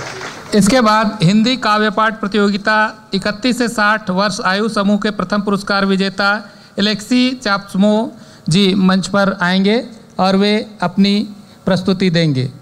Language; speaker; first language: Hindi; native; Hindi